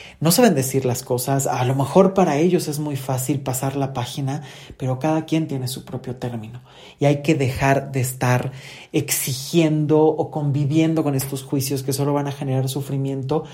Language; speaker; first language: Spanish; native; Spanish